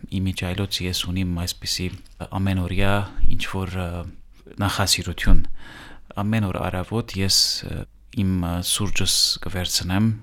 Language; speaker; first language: Armenian; early bilingual, heritage; Armenian